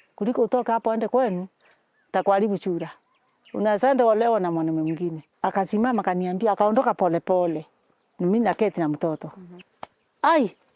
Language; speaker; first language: Swahili; non-native, local second language; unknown